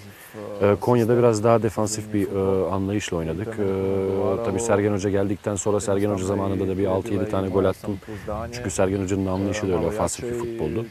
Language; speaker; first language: Turkish; native; Turkish